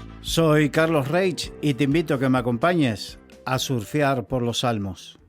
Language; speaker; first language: Spanish; native; Spanish